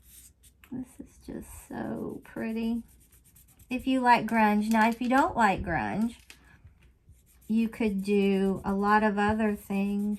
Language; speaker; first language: English; native; English